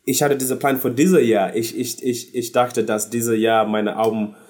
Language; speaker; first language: German; non-native, learner; English